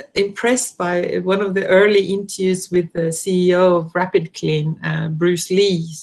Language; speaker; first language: English; non-native, fluent; Norwegian